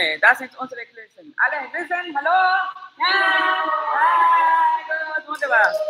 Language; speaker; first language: German; non-native, fluent; Spanish